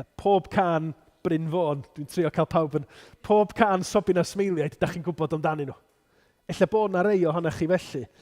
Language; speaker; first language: Welsh; native; Welsh